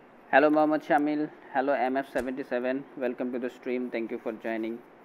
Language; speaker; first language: English; non-native, local second language; Bangla